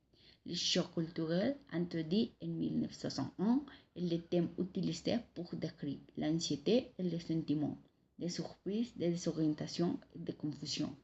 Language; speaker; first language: French; non-native, learner; Spanish